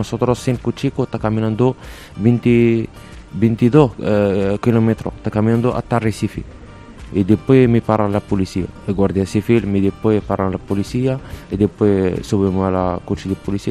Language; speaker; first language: Spanish; non-native, learner; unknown